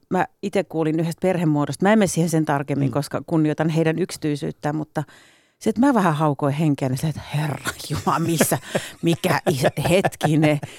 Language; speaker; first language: Finnish; native; Finnish